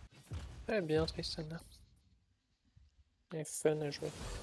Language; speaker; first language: French; native; French